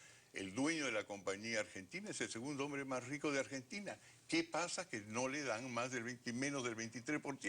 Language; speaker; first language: Spanish; native; Spanish